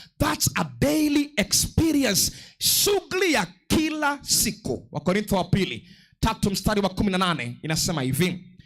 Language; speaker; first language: Swahili; non-native, local second language; Luo (Kenya and Tanzania)